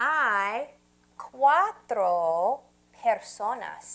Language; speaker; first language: Spanish; non-native, fluent; English